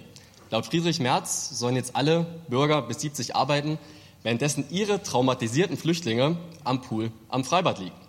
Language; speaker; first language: German; native; German